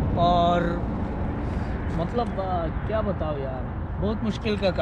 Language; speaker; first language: Hindi; non-native, local second language; Bangla